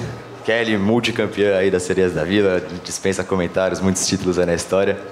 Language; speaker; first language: Portuguese; native; Portuguese